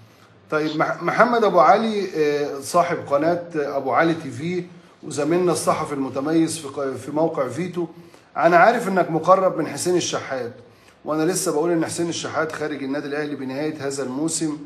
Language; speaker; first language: Arabic; native; Arabic